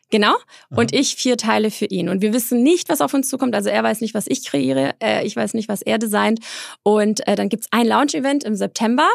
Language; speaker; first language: German; early bilingual, other home language; Polish